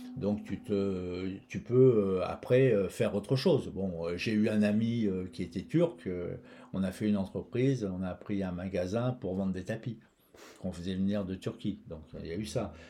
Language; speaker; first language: French; native; French